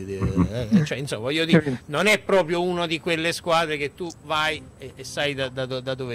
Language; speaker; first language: Italian; native; Italian